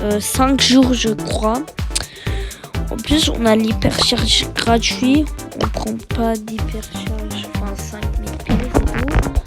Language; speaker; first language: French; early bilingual, other home language; Turkish